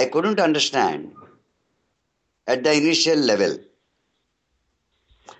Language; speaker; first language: English; non-native, local second language; Telugu